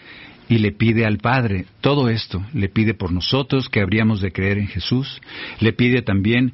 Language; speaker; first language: Spanish; native; Spanish